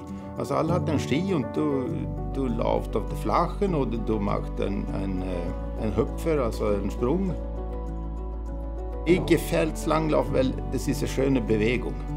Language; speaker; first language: German; non-native, fluent; Swedish